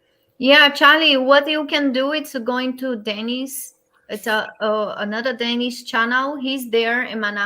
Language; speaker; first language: English; non-native, learner; Portuguese